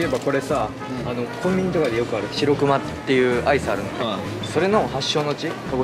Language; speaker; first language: Japanese; native; Japanese